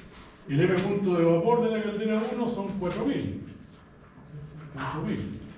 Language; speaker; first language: Spanish; native; Spanish